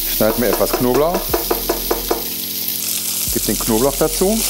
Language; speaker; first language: German; native; German